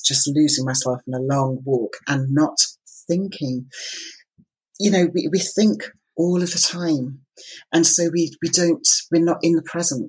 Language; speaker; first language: English; native; English